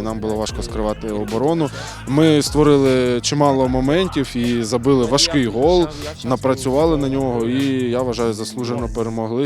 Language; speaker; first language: Ukrainian; native; Ukrainian